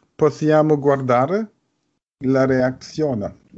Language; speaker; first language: Italian; non-native, learner; German